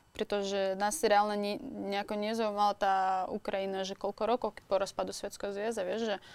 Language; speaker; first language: Slovak; non-native, learner; Russian